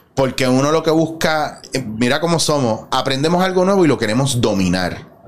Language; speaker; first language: Spanish; native; Spanish